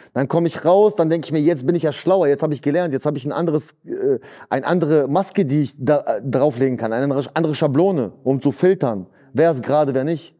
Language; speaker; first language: German; early bilingual, other home language; Russian